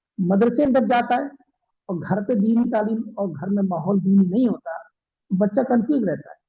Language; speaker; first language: Urdu; native; Urdu